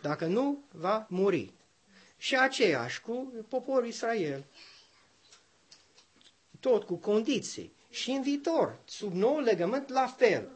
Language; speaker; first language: Romanian; non-native, learner; English